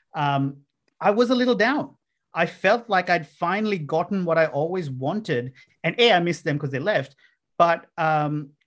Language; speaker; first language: English; non-native, local second language; Sinhala